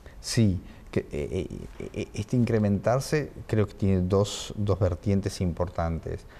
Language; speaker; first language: Spanish; native; Spanish